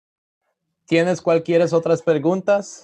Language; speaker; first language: Spanish; non-native, learner; English